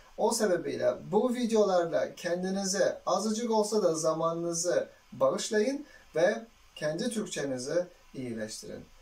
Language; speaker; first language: Turkish; non-native, fluent; Uzbek